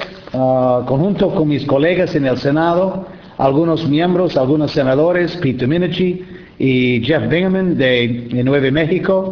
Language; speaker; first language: Spanish; non-native, fluent; English